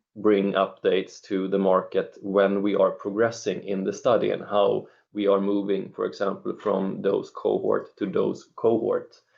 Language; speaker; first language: English; non-native, fluent; Swedish